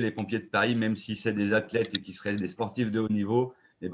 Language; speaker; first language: French; native; French